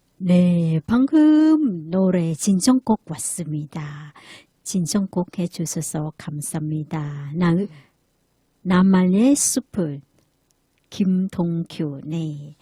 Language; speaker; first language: Korean; non-native, learner; Thai